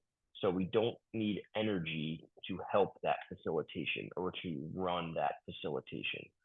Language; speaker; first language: English; native; English